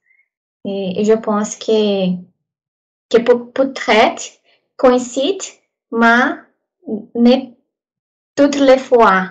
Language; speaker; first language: French; non-native, learner; Portuguese